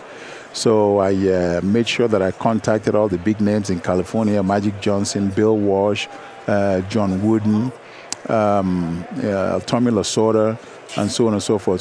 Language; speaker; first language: English; non-native, local second language; Igbo